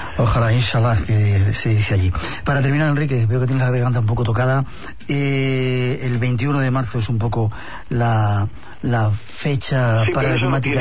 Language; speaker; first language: Spanish; native; Spanish